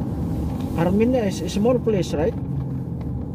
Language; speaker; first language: English; non-native, local second language; Filipino